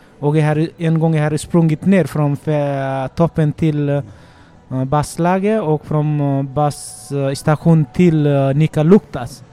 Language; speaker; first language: Swedish; non-native, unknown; Nepali